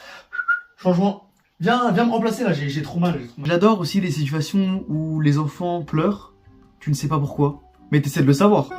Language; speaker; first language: French; native; French